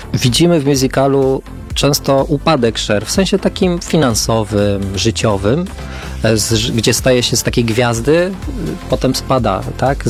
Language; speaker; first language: Polish; native; Polish